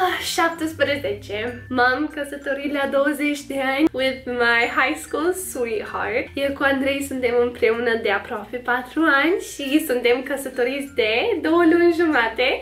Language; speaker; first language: Romanian; non-native, fluent; English